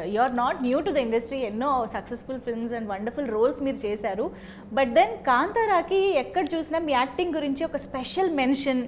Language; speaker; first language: Telugu; native; Telugu